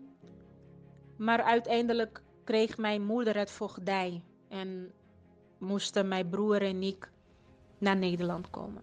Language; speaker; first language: Dutch; non-native, fluent; Portuguese